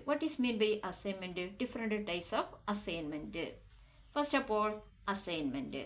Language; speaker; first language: English; non-native, local second language; Malayalam